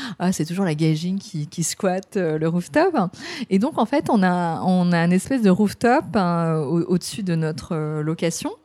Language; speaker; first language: French; early bilingual, other home language; Cantonese